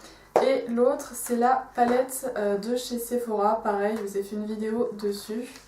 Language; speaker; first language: French; native; French